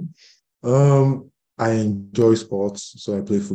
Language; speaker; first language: English; non-native, local second language; Yoruba